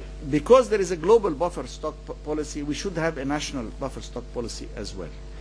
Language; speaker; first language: English; non-native, fluent; Arabic